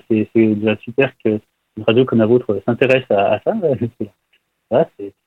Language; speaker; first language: French; native; French